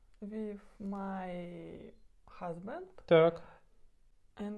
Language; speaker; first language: English; non-native, learner; Russian